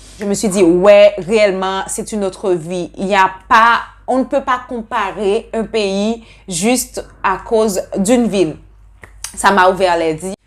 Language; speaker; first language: French; non-native, local second language; Haitian Creole